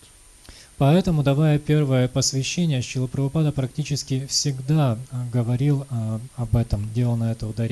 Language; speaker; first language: Russian; native; Russian